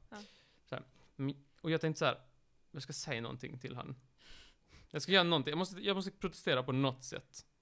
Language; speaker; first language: Swedish; native; Swedish